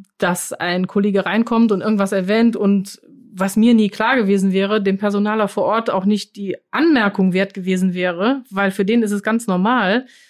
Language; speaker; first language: German; non-native, fluent; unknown